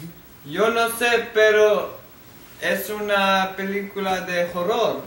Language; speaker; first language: Spanish; non-native, learner; English